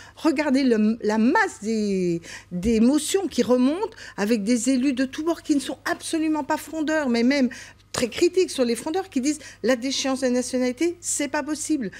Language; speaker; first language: French; native; French